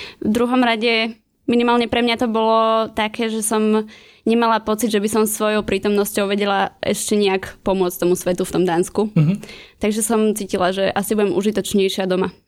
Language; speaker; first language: Slovak; native; Slovak